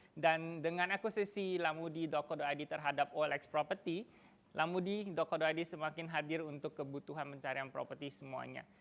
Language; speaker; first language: Indonesian; native; Indonesian